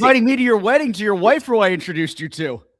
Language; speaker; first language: English; native; English